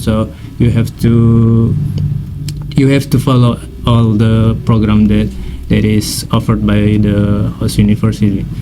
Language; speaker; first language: English; non-native, fluent; Indonesian